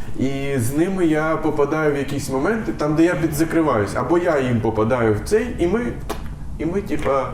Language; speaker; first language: Ukrainian; non-native, local second language; Russian